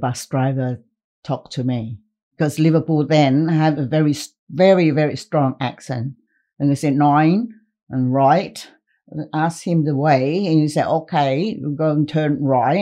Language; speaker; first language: English; non-native, fluent; Vietnamese